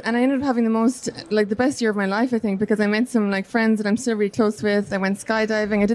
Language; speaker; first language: English; native; English